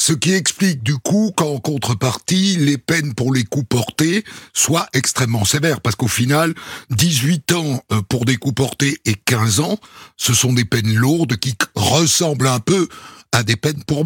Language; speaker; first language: French; native; French